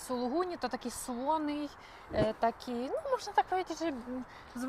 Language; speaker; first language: Polish; non-native, learner; Ukrainian